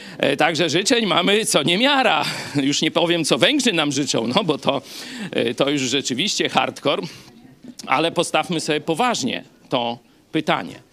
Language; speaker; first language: Polish; native; Polish